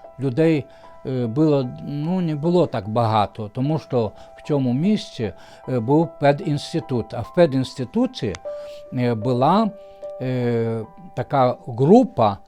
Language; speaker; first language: Ukrainian; non-native, fluent; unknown